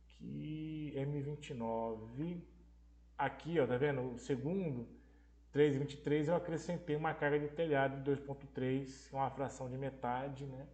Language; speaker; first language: Portuguese; native; Portuguese